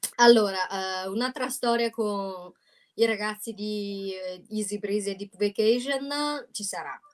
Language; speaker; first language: Italian; non-native, fluent; Chinese